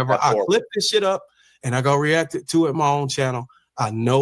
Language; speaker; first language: English; native; English